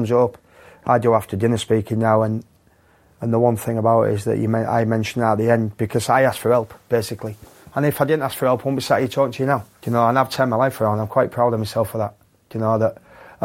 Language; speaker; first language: English; native; English